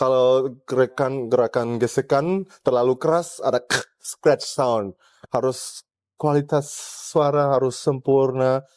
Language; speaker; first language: Indonesian; early bilingual, heritage; German